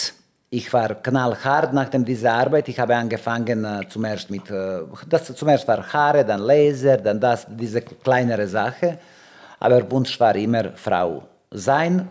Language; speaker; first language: German; non-native, learner; Serbian